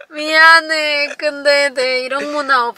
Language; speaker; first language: Korean; non-native, learner; Spanish